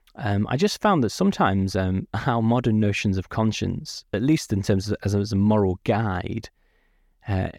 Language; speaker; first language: English; native; English